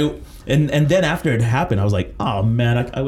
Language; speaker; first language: English; early bilingual, other home language; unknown